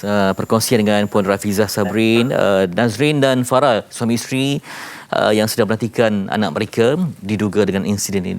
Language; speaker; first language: Malay; native; Malay